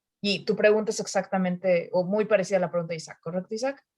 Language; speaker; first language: Spanish; native; Spanish